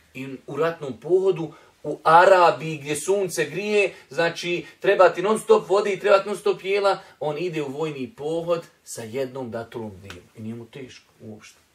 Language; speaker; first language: Bosnian; native; Bosnian